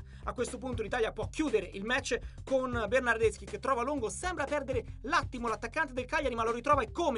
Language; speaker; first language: Italian; native; Italian